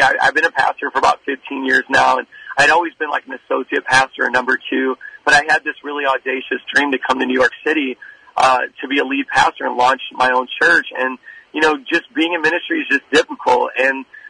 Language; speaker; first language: English; native; English